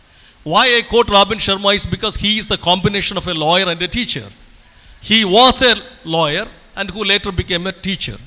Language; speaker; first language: English; non-native, local second language; Tamil